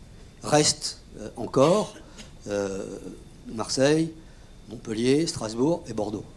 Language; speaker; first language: French; native; French